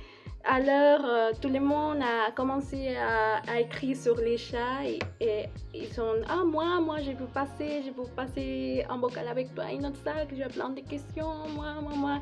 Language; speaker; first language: French; non-native, fluent; Spanish